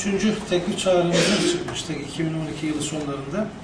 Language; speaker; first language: Turkish; native; Turkish